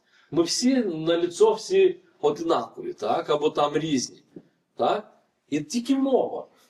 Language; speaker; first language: Ukrainian; non-native, fluent; Lithuanian